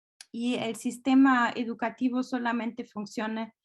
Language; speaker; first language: Spanish; non-native, fluent; German